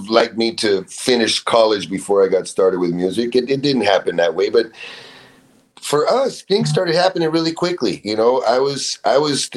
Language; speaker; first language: English; native; English